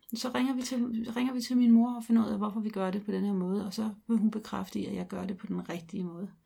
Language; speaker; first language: Danish; native; Danish